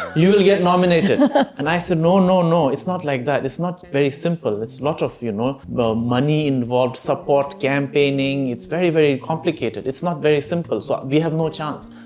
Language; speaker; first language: English; non-native, fluent; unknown